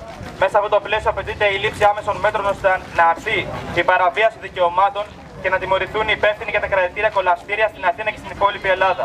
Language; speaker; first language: Greek; native; Greek